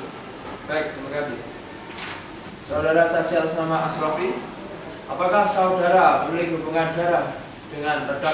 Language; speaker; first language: Indonesian; native; Indonesian